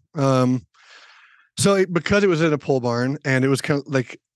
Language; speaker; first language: English; native; English